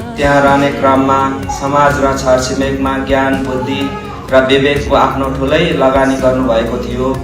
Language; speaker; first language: Nepali; native; Nepali